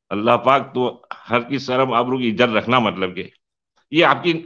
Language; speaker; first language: Hindi; non-native, local second language; Gujarati